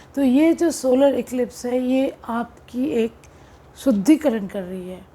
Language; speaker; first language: Hindi; non-native, local second language; Bangla